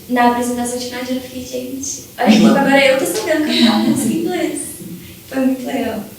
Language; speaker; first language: Portuguese; native; Portuguese